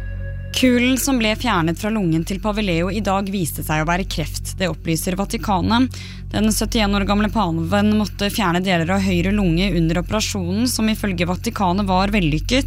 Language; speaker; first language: Norwegian; native; Norwegian